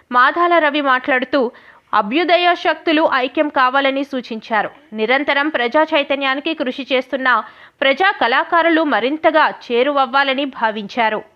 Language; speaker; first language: Telugu; native; Telugu